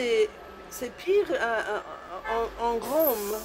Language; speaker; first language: French; non-native, learner; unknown